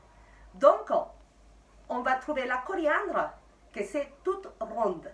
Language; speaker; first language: French; non-native, fluent; Spanish